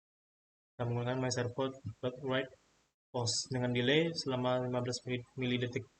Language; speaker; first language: Indonesian; native; Indonesian